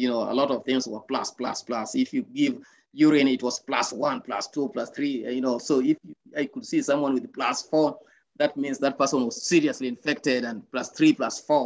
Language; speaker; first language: English; non-native, local second language; Luo (Kenya and Tanzania)